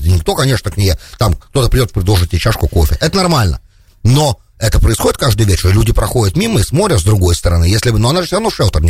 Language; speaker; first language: Russian; native; Russian